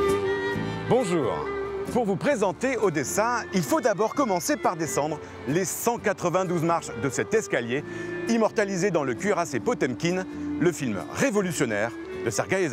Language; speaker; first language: French; native; French